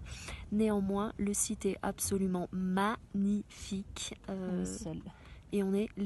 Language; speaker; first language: French; native; French